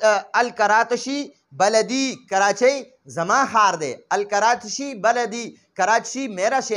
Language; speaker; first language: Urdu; non-native, fluent; Pashto